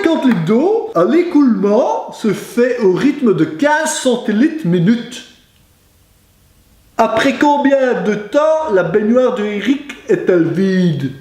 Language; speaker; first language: French; native; French